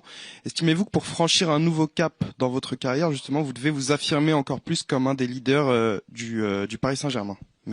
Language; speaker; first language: French; native; French